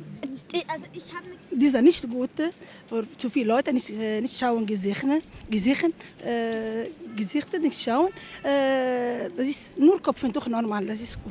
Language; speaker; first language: German; non-native, learner; Arabic